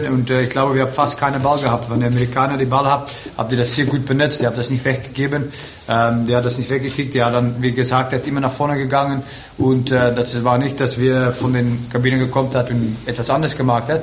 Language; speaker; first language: German; non-native, fluent; Afrikaans